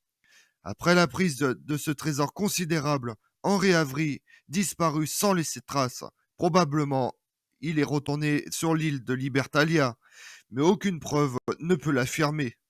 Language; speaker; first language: French; native; French